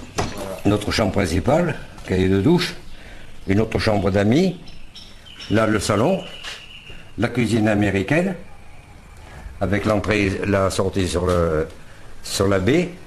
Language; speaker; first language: French; native; French